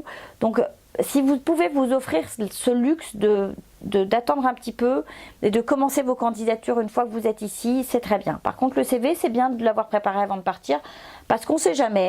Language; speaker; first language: French; native; French